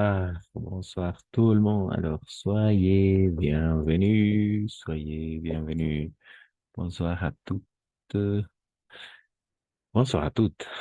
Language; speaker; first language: French; non-native, fluent; Spanish